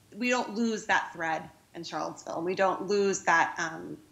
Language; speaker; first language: English; native; English